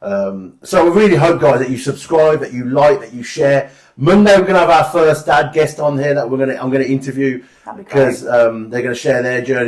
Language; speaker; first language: English; native; English